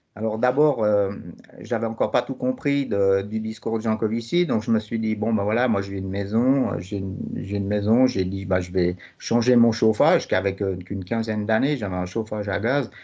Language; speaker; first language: French; native; French